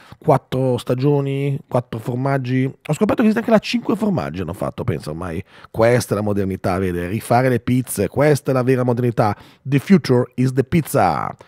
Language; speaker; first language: Italian; native; Italian